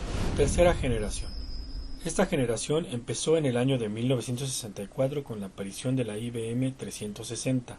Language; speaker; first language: Spanish; native; Spanish